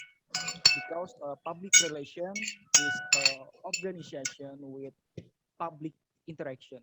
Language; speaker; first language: English; non-native, learner; Indonesian